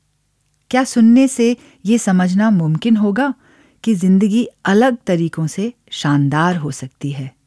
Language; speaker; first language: Hindi; native; Hindi